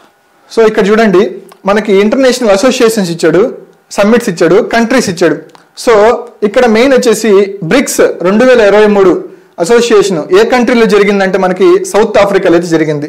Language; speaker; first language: Telugu; native; Telugu